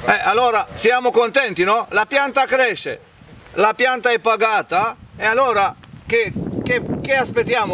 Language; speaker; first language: Italian; non-native, fluent; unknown